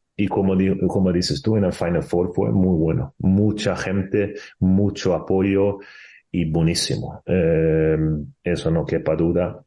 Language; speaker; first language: Spanish; non-native, fluent; Swedish